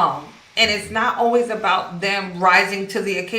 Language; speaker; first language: English; native; English